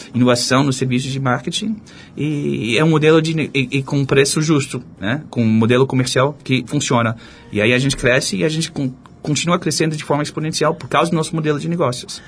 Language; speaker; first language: Portuguese; non-native, fluent; English